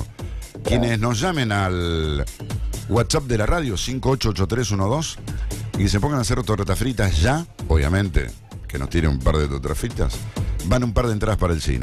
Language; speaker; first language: Spanish; native; Spanish